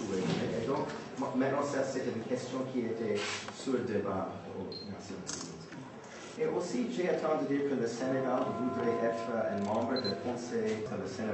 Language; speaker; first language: French; non-native, fluent; English